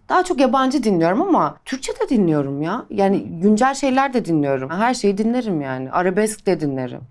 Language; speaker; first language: Turkish; native; Turkish